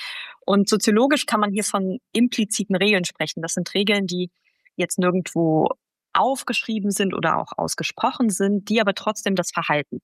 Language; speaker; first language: German; native; German